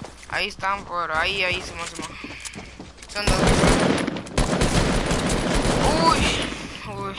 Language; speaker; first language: Spanish; early bilingual, heritage; Spanish